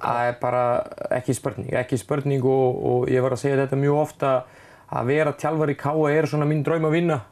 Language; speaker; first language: Icelandic; non-native, fluent; Serbian